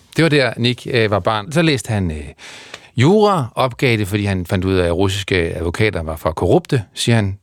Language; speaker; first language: Danish; native; Danish